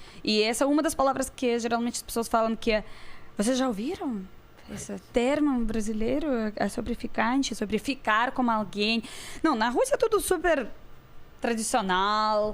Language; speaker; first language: Portuguese; non-native, fluent; Russian